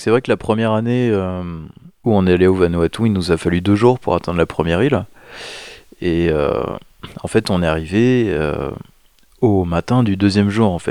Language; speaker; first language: French; native; French